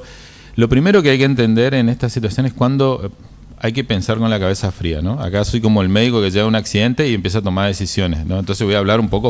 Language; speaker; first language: Spanish; native; Spanish